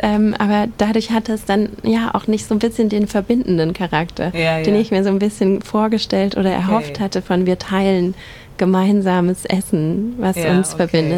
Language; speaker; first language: German; native; German